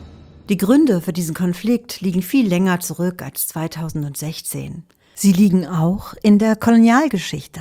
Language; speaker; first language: German; native; German